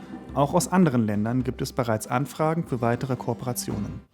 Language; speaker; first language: German; native; German